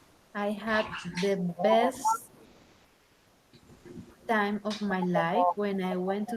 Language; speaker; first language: English; non-native, learner; Spanish